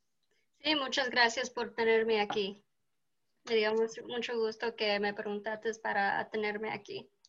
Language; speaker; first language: Spanish; early bilingual, heritage; Spanish